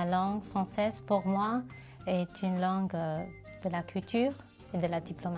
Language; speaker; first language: French; non-native, learner; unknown